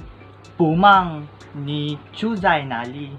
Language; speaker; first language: Chinese; non-native, learner; Malay